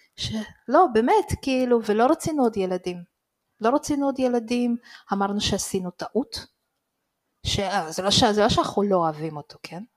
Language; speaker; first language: Hebrew; early bilingual, other home language; Russian